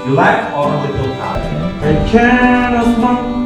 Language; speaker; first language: English; non-native, learner; Russian